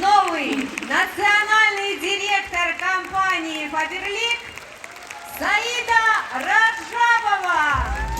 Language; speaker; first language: Russian; native; Russian